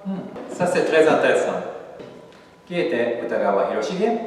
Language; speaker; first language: French; non-native, fluent; Japanese